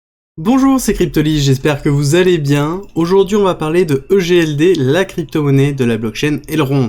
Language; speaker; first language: French; native; French